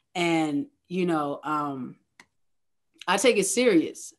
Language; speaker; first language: English; native; English